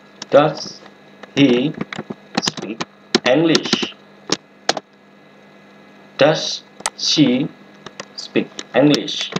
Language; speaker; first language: English; non-native, learner; Indonesian